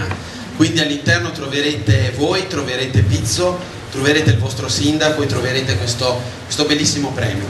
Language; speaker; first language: Italian; native; Italian